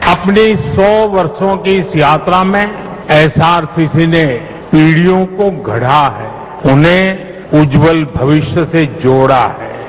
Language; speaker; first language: Hindi; non-native, local second language; Gujarati